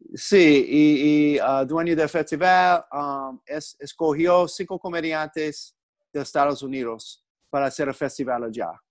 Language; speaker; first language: Spanish; non-native, learner; English